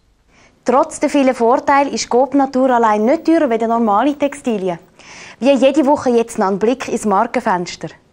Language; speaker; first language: German; native; German